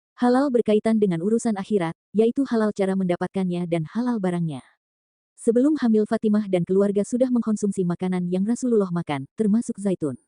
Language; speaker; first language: Indonesian; native; Indonesian